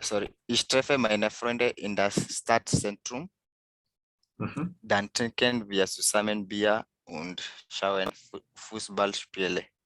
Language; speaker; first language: German; non-native, learner; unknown